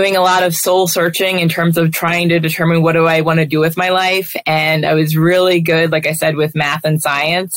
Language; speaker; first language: English; native; English